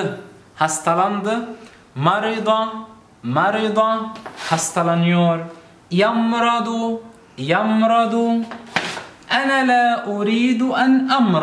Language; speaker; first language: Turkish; non-native, fluent; Arabic